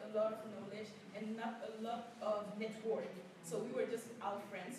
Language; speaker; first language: English; non-native, fluent; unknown